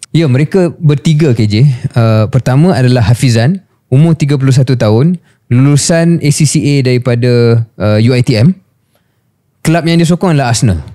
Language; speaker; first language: Malay; native; Malay